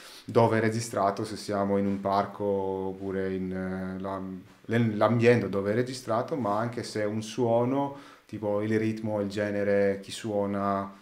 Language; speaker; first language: Italian; non-native, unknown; Greek